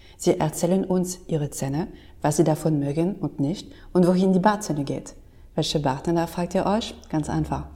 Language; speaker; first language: German; non-native, fluent; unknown